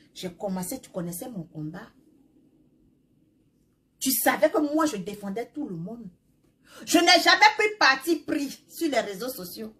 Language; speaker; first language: French; non-native, local second language; Baoulé